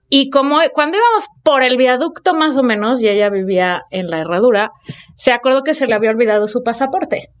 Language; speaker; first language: Spanish; native; Spanish